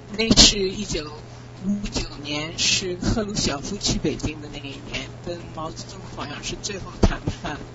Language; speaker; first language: Chinese; non-native, fluent; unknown